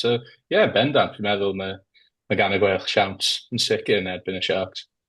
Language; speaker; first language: Welsh; native; Welsh